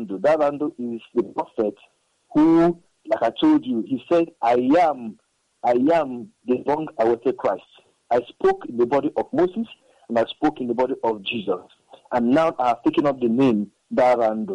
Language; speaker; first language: English; non-native, local second language; Igbo